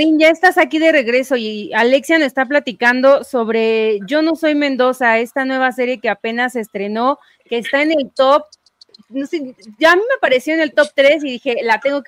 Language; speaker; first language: Spanish; native; Spanish